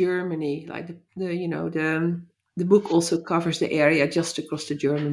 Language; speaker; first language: English; non-native, fluent; Dutch